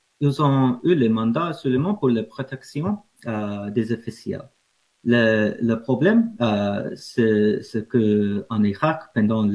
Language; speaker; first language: French; non-native, fluent; English